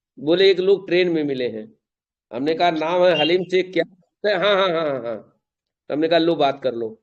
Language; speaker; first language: Hindi; native; Hindi